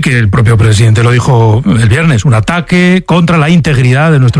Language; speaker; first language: Spanish; native; Spanish